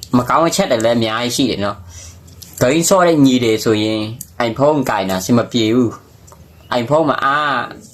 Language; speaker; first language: Burmese; non-native, local second language; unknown